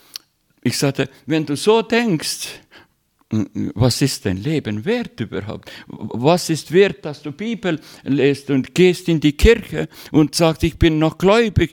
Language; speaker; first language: German; non-native, learner; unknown